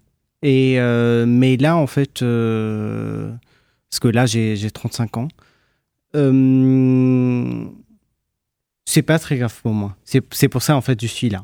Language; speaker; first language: French; non-native, fluent; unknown